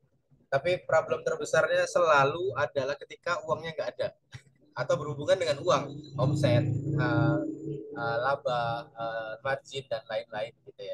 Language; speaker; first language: Indonesian; native; Indonesian